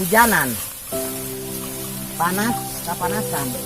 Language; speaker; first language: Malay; non-native, local second language; Sundanese